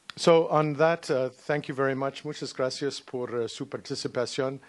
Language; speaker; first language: Spanish; non-native, learner; English